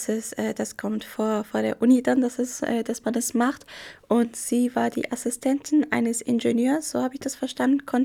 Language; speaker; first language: German; early bilingual, other home language; Arabic